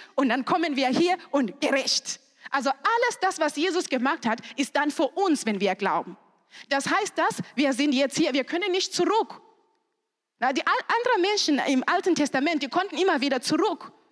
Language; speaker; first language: German; non-native, fluent; Shona